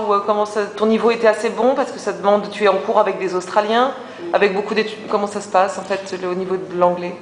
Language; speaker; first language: French; native; French